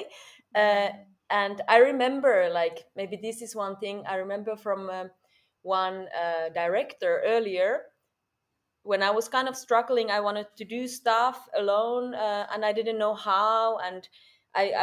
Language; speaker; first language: English; non-native, fluent; Finnish